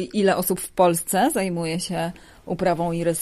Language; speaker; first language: Polish; native; Polish